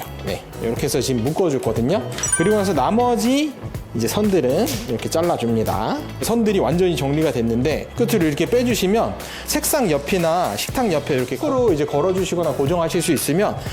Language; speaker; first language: Korean; native; Korean